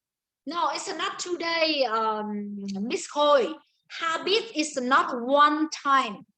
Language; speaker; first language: English; non-native, learner; Vietnamese